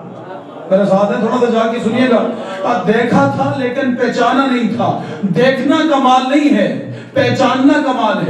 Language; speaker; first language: Urdu; native; Urdu